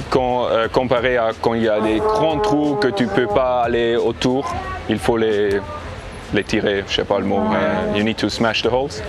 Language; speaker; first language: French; non-native, learner; English